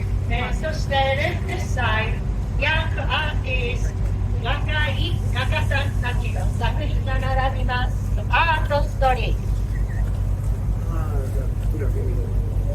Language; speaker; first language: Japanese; native; Japanese